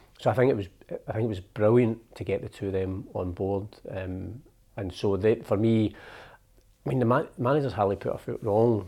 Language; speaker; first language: English; native; English